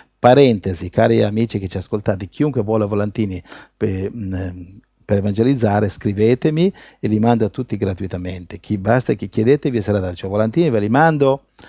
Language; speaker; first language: Italian; native; Italian